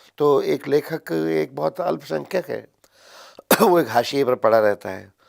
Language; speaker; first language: Hindi; native; Hindi